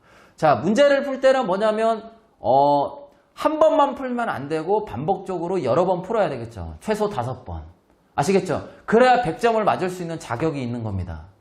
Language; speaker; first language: Korean; native; Korean